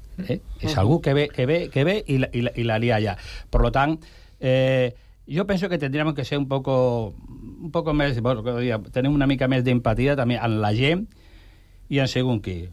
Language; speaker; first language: Catalan; non-native, local second language; Spanish